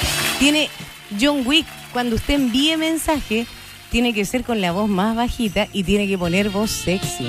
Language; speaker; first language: Spanish; native; Spanish